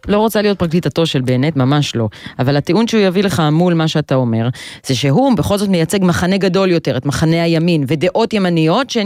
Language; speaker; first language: Hebrew; native; Hebrew